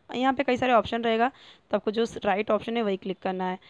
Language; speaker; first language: Hindi; non-native, local second language; Marathi